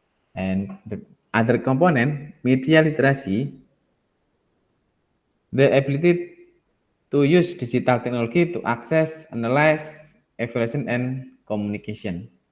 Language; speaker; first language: English; non-native, learner; Indonesian